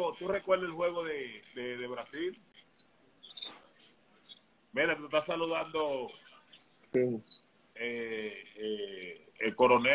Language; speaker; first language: Spanish; native; Spanish